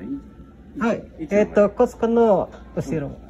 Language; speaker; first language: Japanese; non-native, learner; Indonesian